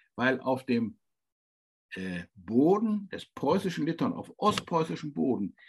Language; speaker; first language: German; native; German